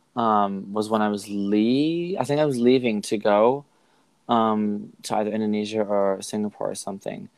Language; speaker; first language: English; native; English